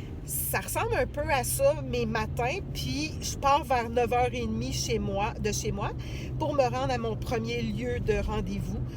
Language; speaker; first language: French; native; French